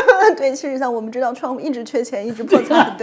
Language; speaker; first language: Chinese; native; Chinese